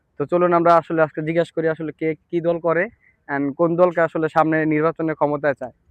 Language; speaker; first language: Bangla; native; Bangla